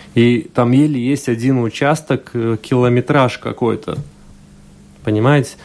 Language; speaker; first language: Russian; non-native, local second language; Latvian